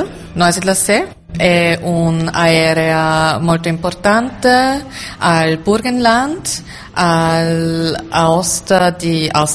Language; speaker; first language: Italian; non-native, learner; German